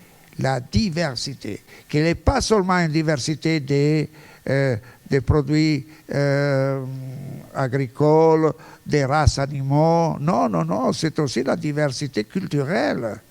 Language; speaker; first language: French; non-native, fluent; Italian